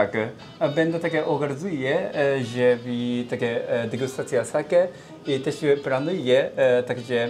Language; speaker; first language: Polish; non-native, learner; Japanese